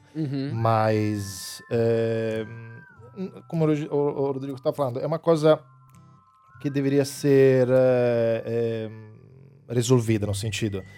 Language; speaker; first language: Portuguese; non-native, fluent; Italian